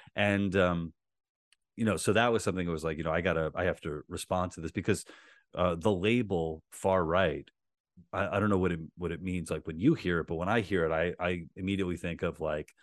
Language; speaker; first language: English; native; English